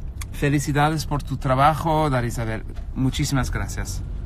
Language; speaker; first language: Spanish; non-native, learner; English